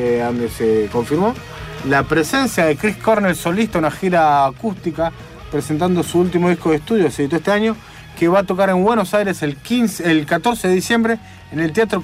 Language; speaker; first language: Spanish; native; Spanish